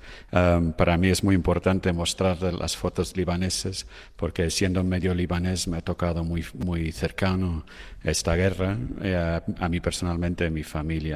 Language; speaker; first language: Spanish; non-native, fluent; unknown